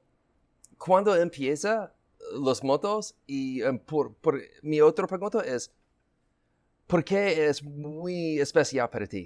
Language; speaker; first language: Spanish; non-native, learner; English